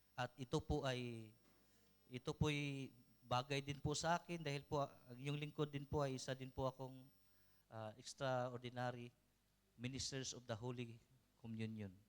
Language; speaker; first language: Filipino; non-native, local second language; Cebuano